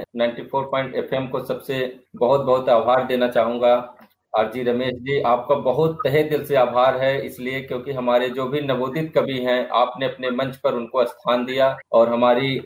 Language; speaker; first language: Hindi; native; Hindi